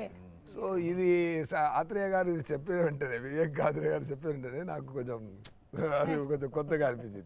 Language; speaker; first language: Telugu; non-native, learner; Tamil